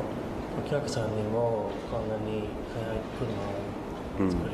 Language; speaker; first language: Japanese; non-native, fluent; English